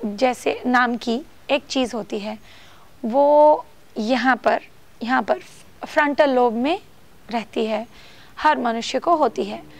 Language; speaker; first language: Hindi; non-native, local second language; Marathi